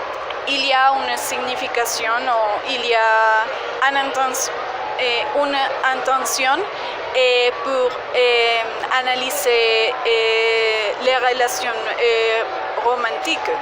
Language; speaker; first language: French; non-native, fluent; Spanish